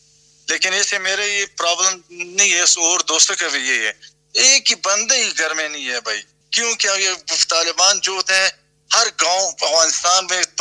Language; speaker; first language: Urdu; non-native, fluent; Pashto